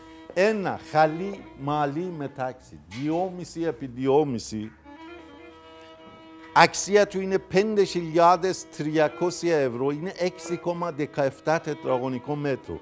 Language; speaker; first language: Greek; non-native, fluent; Persian